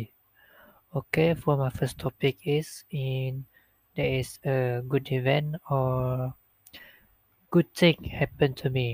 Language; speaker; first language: English; non-native, local second language; Malay